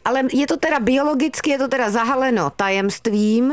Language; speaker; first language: Czech; native; Czech